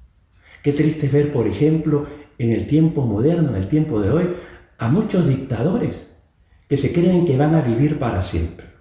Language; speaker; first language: Spanish; native; Spanish